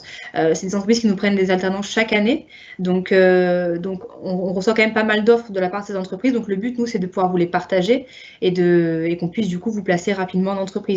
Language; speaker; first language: French; native; French